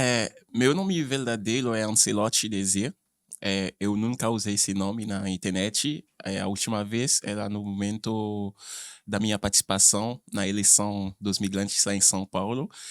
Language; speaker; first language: Portuguese; non-native, fluent; Haitian Creole